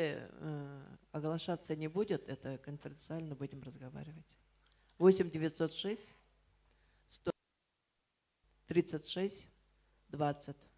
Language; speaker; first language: Russian; native; Russian